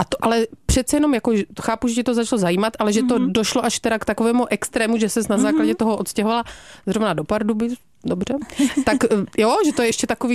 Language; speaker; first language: Czech; native; Czech